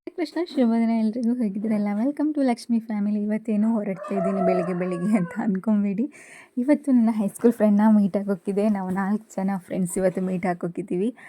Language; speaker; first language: Kannada; native; Kannada